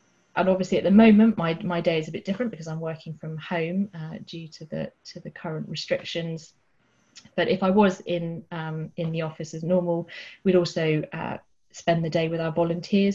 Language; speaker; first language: English; native; English